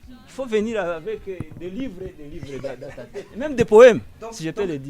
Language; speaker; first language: French; non-native, local second language; Kinyarwanda